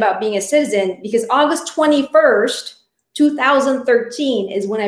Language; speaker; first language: English; non-native, local second language; Filipino